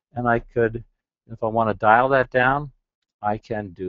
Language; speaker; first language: English; native; English